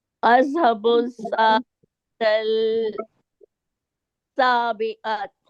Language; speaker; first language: Arabic; non-native, learner; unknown